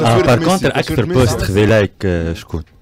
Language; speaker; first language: Arabic; native; Arabic